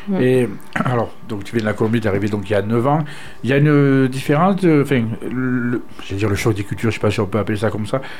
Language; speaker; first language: French; native; French